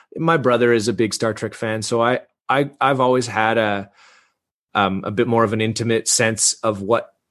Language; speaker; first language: English; native; English